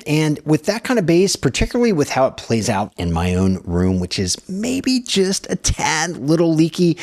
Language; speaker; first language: English; native; English